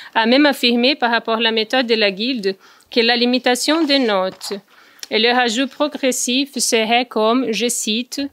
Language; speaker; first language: French; non-native, fluent; Portuguese